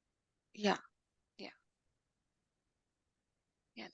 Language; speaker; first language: German; non-native, learner; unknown